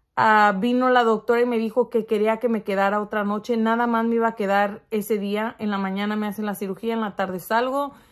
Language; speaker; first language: Spanish; early bilingual, heritage; Spanish